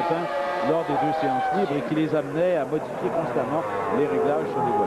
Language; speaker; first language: French; native; French